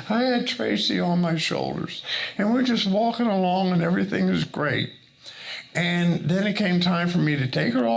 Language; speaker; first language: English; native; English